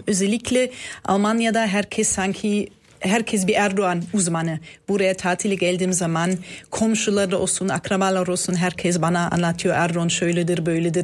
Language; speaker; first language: Turkish; non-native, fluent; German